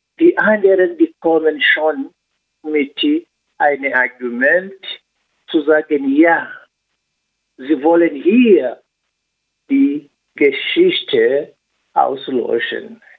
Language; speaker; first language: German; non-native, learner; Swahili